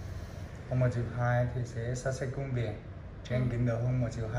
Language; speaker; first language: Vietnamese; non-native, fluent; Chinese